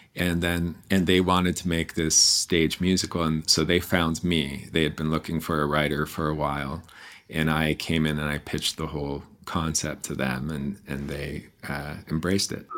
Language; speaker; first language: English; native; English